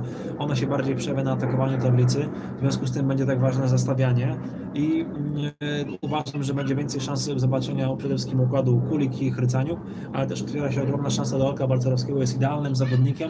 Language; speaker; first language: Polish; native; Polish